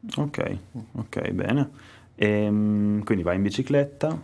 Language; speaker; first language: Italian; native; Italian